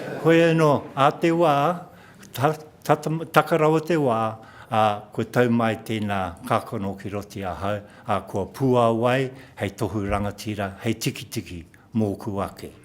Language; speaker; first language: Māori; non-native, local second language; English